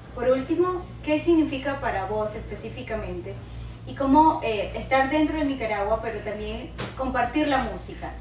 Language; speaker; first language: Spanish; native; Spanish